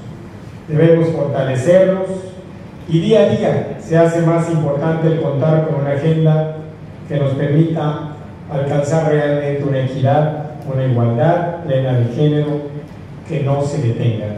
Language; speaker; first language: Spanish; native; Spanish